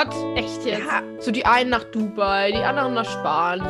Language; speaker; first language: German; native; German